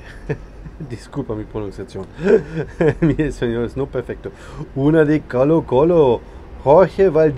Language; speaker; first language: Spanish; non-native, learner; English